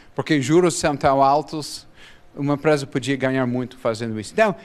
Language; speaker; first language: Portuguese; non-native, fluent; English